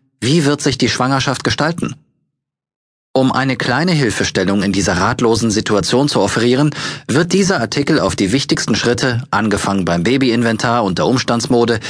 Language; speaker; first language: German; native; German